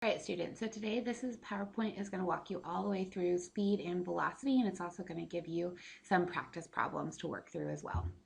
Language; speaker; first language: English; native; English